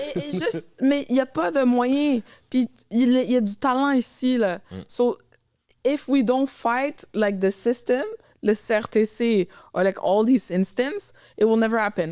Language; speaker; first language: French; native; French